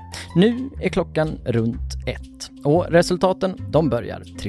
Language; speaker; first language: Swedish; native; Swedish